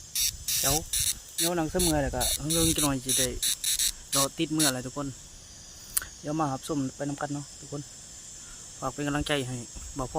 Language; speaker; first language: Thai; non-native, local second language; Northeastern Thai